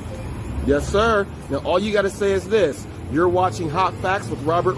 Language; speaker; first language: English; native; English